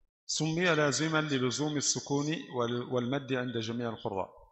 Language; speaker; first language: Arabic; non-native, fluent; Indonesian